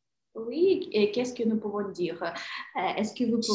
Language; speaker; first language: French; non-native, learner; Ukrainian